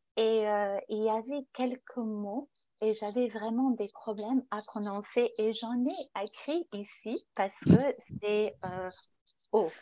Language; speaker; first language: French; non-native, fluent; English